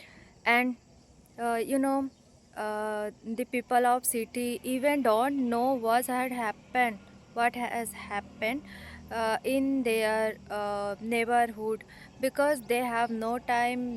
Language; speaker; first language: English; non-native, learner; Hindi